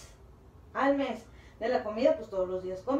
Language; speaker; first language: Spanish; native; Spanish